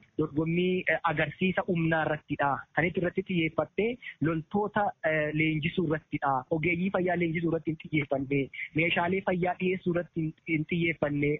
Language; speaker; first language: Oromo; native; Oromo